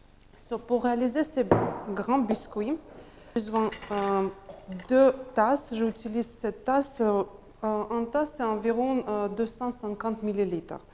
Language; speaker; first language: French; non-native, learner; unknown